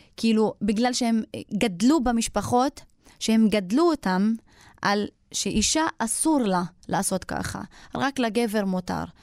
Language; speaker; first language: Hebrew; non-native, local second language; Arabic